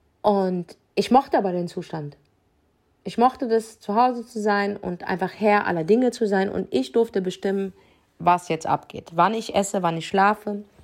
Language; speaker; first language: German; early bilingual, other home language; Arabic